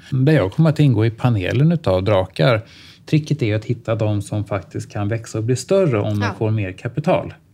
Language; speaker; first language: Swedish; native; Swedish